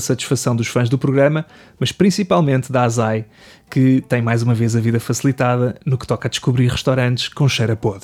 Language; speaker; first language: Portuguese; native; Portuguese